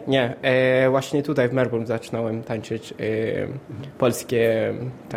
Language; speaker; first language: Polish; non-native, learner; English